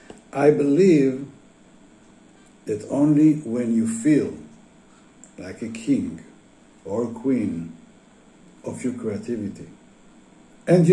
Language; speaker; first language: English; non-native, fluent; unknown